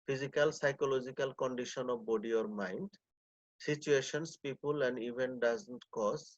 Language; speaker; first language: English; non-native, local second language; Bangla